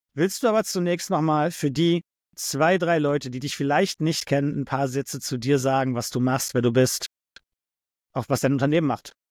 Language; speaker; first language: German; native; German